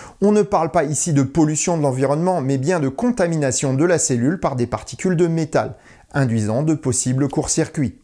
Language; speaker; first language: French; native; French